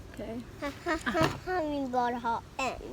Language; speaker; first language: Swedish; non-native, learner; Thai